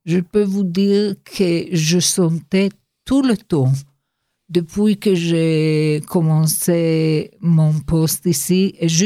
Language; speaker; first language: French; non-native, learner; Hebrew